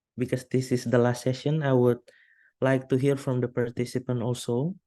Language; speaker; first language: English; non-native, fluent; Indonesian